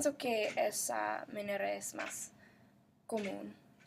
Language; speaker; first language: Spanish; non-native, learner; English